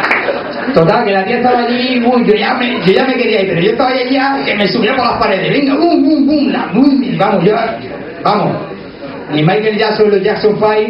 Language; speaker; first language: Spanish; native; Spanish